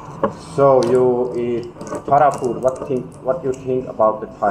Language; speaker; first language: English; non-native, learner; Finnish